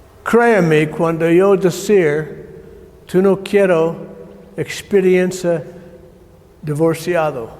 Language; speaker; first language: Spanish; non-native, learner; English